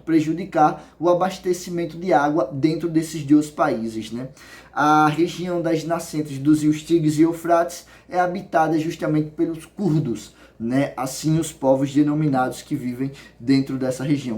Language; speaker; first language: Portuguese; native; Portuguese